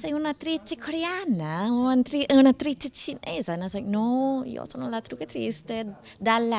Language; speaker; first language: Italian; non-native, learner; English